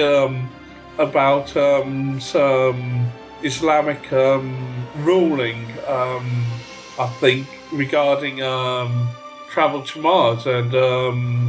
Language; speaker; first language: English; native; English